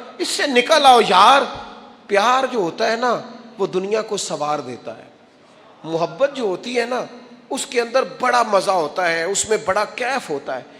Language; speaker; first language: Urdu; non-native, local second language; Punjabi